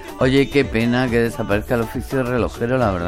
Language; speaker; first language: Spanish; native; Spanish